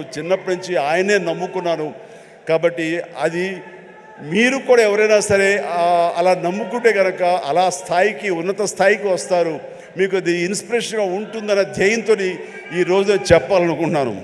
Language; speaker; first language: Telugu; native; Telugu